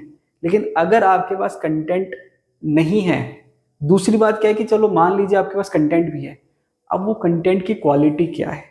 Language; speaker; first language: Hindi; native; Hindi